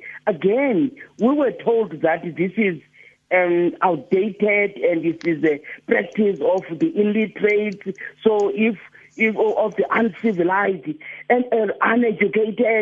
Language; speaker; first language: English; non-native, local second language; Xhosa